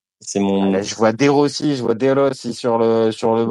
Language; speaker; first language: French; native; French